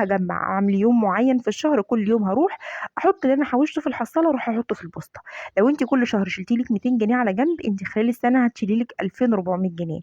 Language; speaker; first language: Arabic; native; Arabic